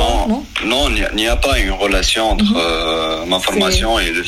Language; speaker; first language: French; non-native, local second language; Arabic